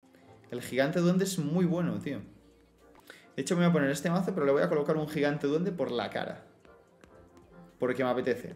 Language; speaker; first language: Spanish; native; Spanish